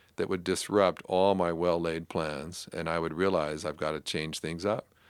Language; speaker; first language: English; native; English